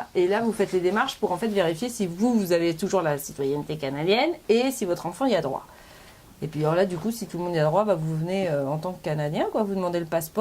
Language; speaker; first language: French; native; French